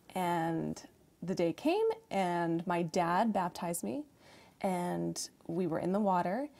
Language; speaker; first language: English; native; English